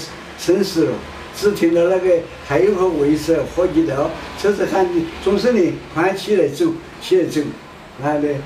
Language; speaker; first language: Chinese; non-native, local second language; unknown